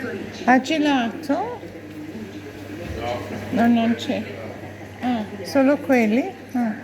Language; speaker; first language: Italian; non-native, learner; English